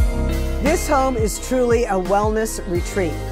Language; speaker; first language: English; native; English